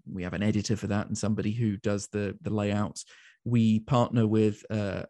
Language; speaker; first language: English; native; English